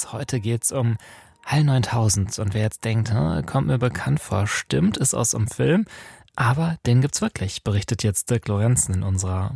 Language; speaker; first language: German; native; German